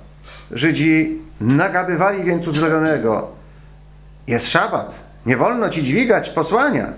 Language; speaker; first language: Polish; native; Polish